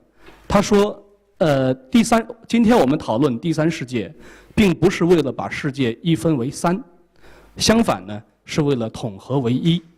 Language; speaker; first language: Chinese; native; Chinese